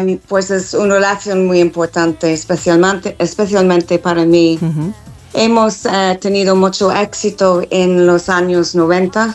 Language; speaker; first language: Spanish; non-native, learner; English